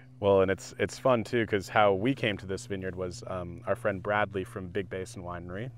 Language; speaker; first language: English; native; English